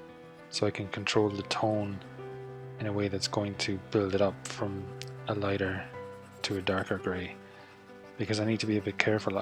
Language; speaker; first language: English; native; English